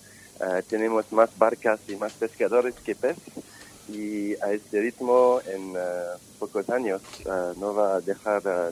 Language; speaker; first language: Spanish; non-native, fluent; French